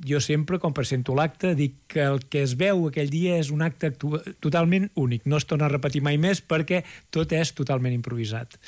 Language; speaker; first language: Catalan; native; Catalan